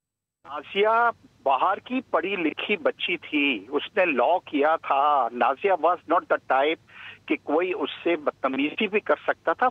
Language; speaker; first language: Urdu; native; Urdu